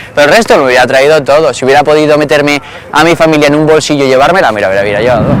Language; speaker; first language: Spanish; native; Spanish